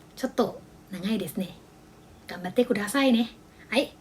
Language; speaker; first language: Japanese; non-native, fluent; Thai